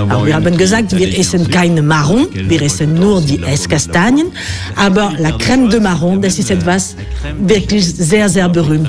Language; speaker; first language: German; non-native, fluent; French